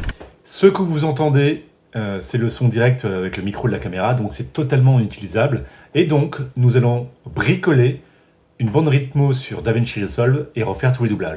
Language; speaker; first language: French; native; French